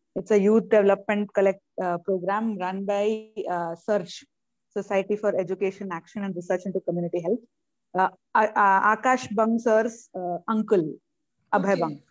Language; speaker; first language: English; non-native, local second language; Malayalam